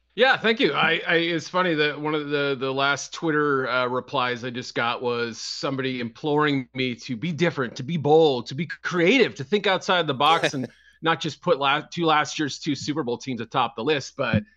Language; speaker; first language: English; native; English